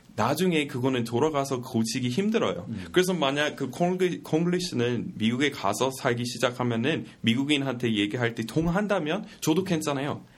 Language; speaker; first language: Korean; non-native, fluent; English